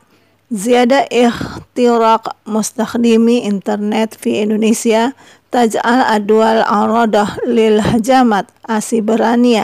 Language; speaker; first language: Arabic; non-native, fluent; Indonesian